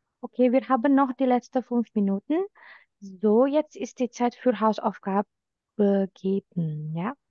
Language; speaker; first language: German; non-native, fluent; Indonesian